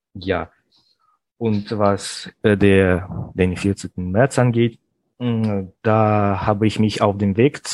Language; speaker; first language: German; non-native, fluent; Russian